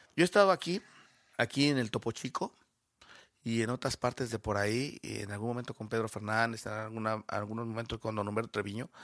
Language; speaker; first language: Spanish; native; Spanish